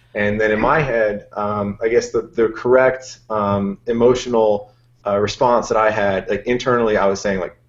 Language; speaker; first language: English; native; English